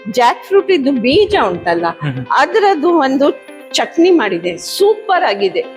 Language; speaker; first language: Kannada; non-native, local second language; Konkani